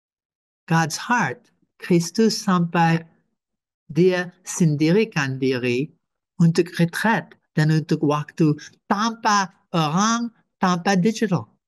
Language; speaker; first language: Indonesian; non-native, fluent; English